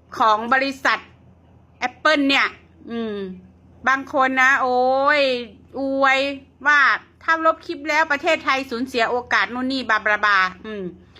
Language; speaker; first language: Thai; native; Thai